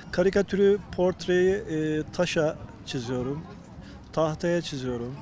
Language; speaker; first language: Turkish; native; Turkish